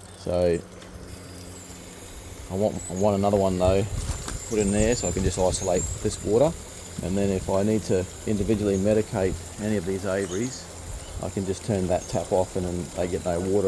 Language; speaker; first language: English; native; English